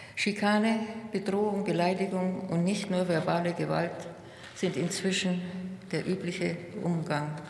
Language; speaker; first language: German; native; German